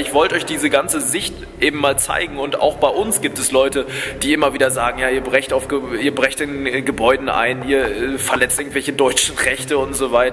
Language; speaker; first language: German; native; German